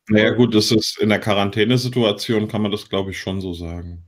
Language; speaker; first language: German; native; German